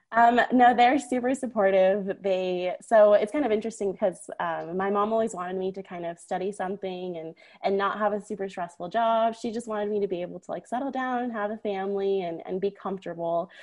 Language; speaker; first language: English; early bilingual, other home language; Persian